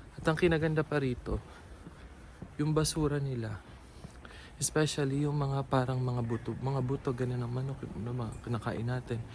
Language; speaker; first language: Filipino; native; Filipino